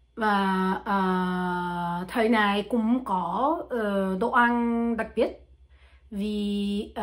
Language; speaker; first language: Vietnamese; non-native, learner; French